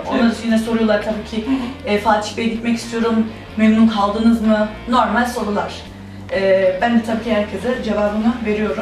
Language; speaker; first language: Turkish; early bilingual, heritage; Turkish